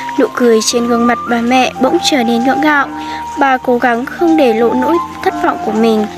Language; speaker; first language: Vietnamese; non-native, local second language; Hmong